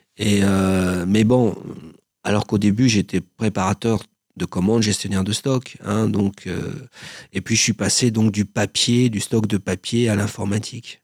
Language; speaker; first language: French; native; French